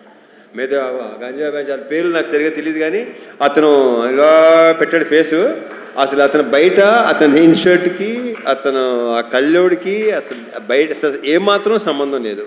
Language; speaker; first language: Telugu; native; Telugu